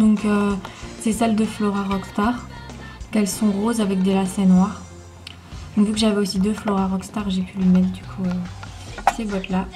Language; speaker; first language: French; native; French